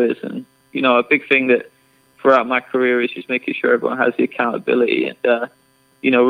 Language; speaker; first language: English; native; English